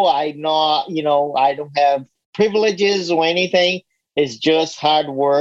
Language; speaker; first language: English; non-native, fluent; Portuguese